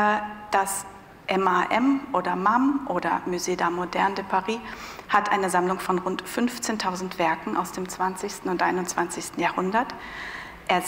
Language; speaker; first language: German; native; German